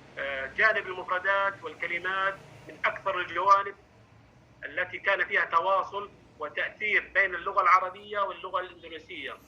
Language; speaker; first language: Arabic; non-native, fluent; Indonesian